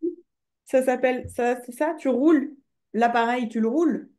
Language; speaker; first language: French; native; French